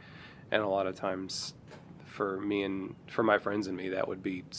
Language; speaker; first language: English; native; English